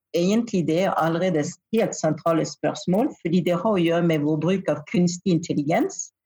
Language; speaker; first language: Norwegian; non-native, fluent; French